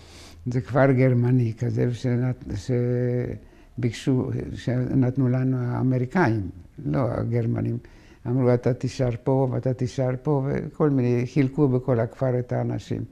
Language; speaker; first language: Hebrew; non-native, fluent; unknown